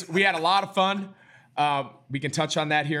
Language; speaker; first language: English; native; English